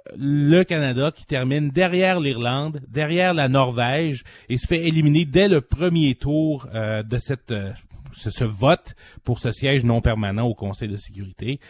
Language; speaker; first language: French; native; French